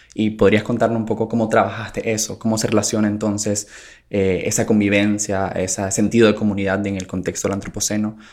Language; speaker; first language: Spanish; native; Spanish